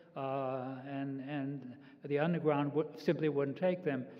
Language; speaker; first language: English; native; English